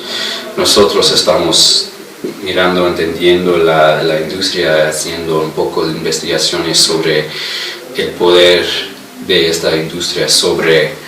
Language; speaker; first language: Spanish; non-native, fluent; English